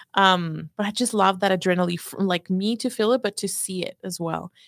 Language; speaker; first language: English; non-native, fluent; Spanish